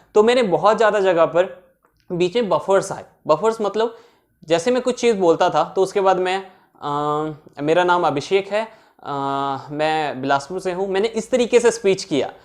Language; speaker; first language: Hindi; native; Hindi